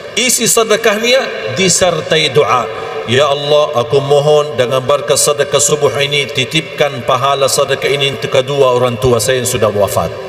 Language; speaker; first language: Malay; non-native, fluent; Arabic